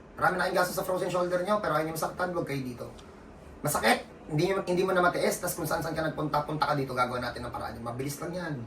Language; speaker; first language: Filipino; native; Filipino